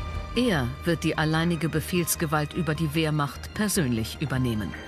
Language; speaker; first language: German; native; German